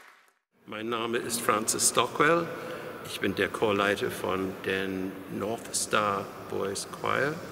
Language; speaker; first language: German; non-native, fluent; English